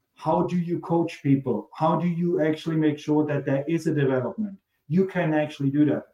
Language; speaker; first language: English; non-native, fluent; German